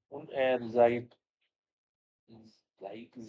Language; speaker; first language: German; non-native, learner; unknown